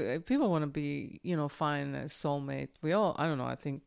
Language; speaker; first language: English; non-native, fluent; Hebrew